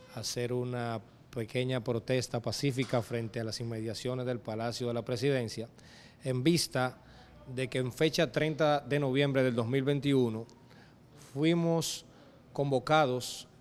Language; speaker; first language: Spanish; native; Spanish